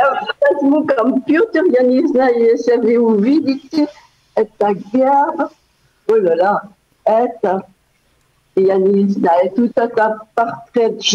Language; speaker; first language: Russian; early bilingual, heritage; Russian